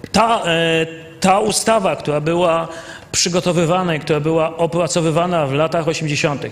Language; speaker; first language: Polish; native; Polish